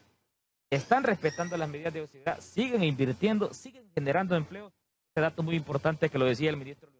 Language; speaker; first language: Spanish; native; Spanish